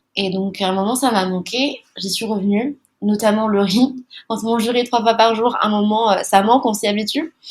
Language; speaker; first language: French; early bilingual, other home language; Malagasy